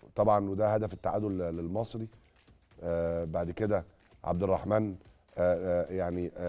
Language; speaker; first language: Arabic; native; Arabic